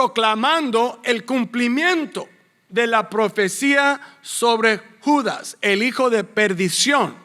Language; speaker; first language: Spanish; non-native, fluent; English